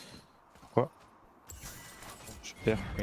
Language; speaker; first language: French; native; French